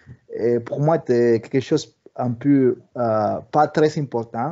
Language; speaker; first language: French; early bilingual, other home language; Spanish